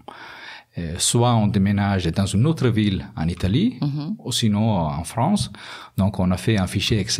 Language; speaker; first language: French; non-native, fluent; Italian